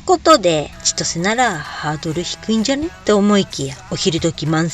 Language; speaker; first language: Japanese; native; Japanese